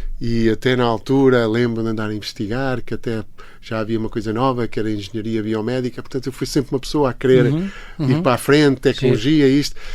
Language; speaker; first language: Portuguese; early bilingual, heritage; Portuguese